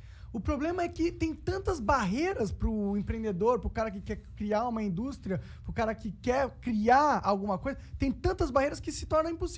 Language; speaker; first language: Portuguese; native; Portuguese